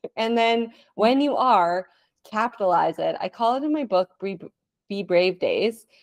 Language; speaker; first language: English; native; English